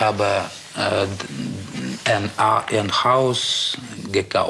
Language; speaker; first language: German; non-native, learner; Russian